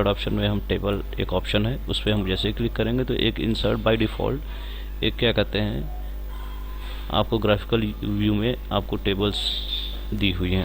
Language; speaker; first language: Hindi; native; Hindi